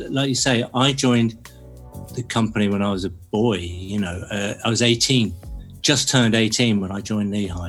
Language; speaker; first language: English; native; English